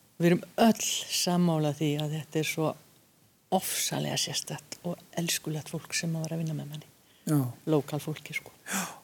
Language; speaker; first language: Icelandic; early bilingual, other home language; Hungarian